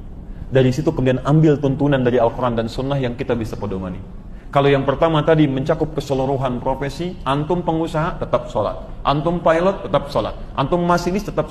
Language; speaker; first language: Indonesian; native; Indonesian